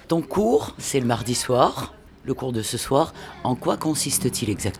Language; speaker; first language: French; native; French